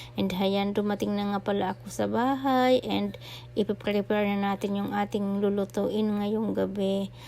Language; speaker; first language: Filipino; non-native, local second language; Bikol